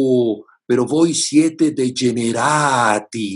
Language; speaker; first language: Italian; non-native, fluent; Spanish